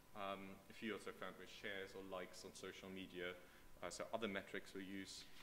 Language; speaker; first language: English; non-native, fluent; German